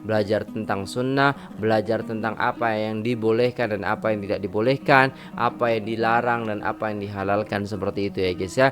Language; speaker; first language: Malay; non-native, local second language; Javanese